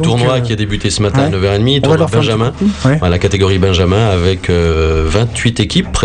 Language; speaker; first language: French; native; French